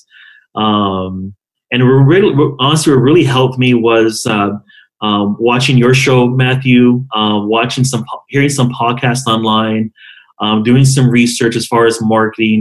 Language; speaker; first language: English; native; English